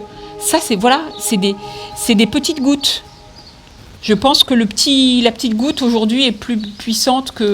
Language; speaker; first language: French; native; French